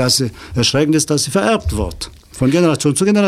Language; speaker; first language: German; native; German